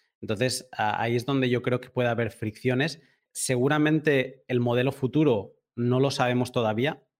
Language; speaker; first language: Spanish; native; Spanish